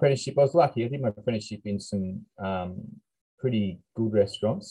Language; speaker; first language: English; native; English